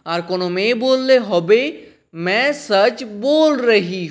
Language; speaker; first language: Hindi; non-native, fluent; Bangla